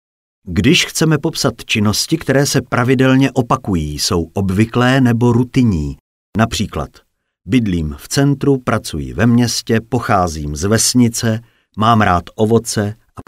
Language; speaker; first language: Czech; native; Czech